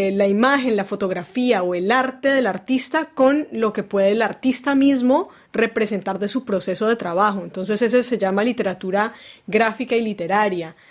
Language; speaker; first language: Spanish; native; Spanish